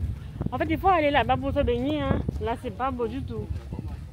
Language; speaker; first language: French; native; French